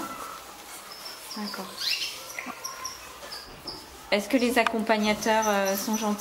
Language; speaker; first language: French; native; French